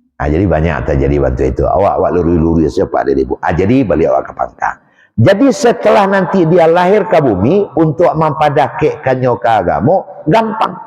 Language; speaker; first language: Malay; non-native, local second language; Minangkabau